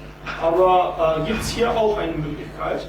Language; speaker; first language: German; non-native, fluent; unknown